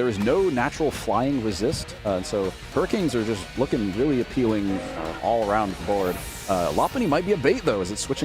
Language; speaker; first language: English; native; English